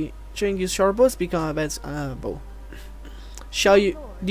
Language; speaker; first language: English; non-native, fluent; Italian